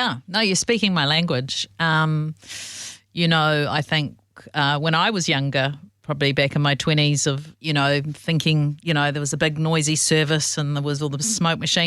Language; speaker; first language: English; native; English